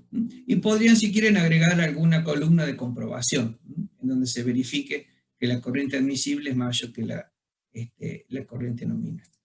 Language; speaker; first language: Spanish; native; Spanish